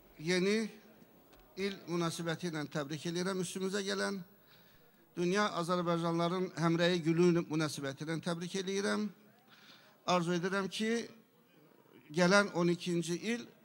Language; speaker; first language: Azerbaijani; non-native, local second language; Avaric